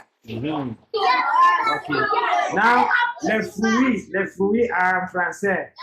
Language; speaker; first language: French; non-native, fluent; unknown